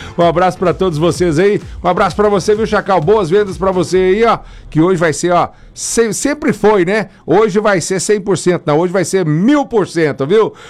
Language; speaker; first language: Portuguese; native; Portuguese